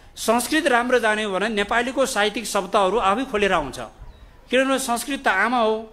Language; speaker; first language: Nepali; non-native, local second language; Gurung